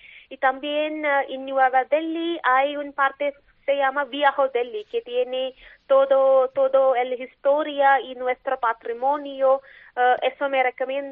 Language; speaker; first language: Spanish; non-native, learner; Malayalam